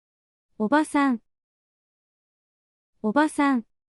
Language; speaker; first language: Japanese; native; Japanese